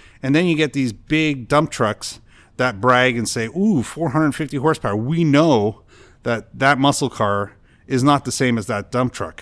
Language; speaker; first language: English; native; English